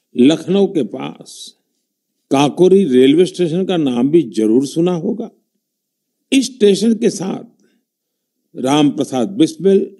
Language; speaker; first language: Hindi; non-native, local second language; Gujarati